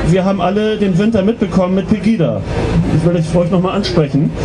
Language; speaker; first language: German; native; German